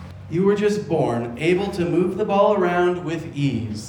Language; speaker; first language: English; native; English